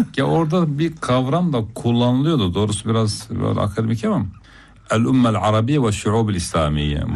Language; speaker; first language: Turkish; non-native, local second language; Zaza